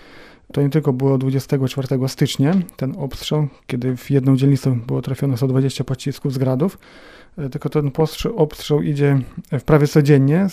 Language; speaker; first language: Polish; non-native, fluent; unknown